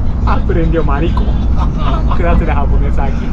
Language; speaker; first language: Spanish; non-native, learner; Japanese